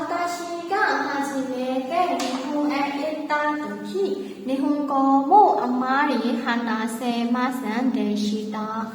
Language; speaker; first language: Japanese; non-native, learner; Burmese